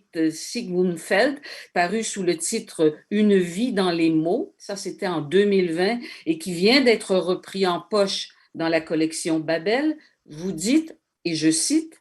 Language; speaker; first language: French; native; French